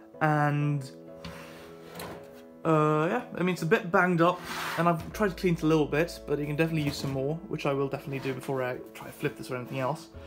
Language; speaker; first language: English; non-native, fluent; Swedish